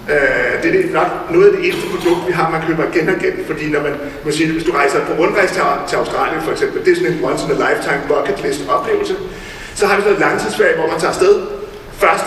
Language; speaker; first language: Danish; native; Danish